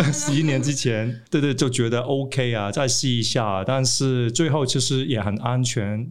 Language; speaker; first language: Chinese; non-native, local second language; Cantonese